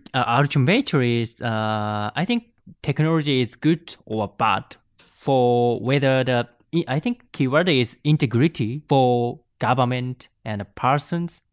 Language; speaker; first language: English; non-native, learner; Japanese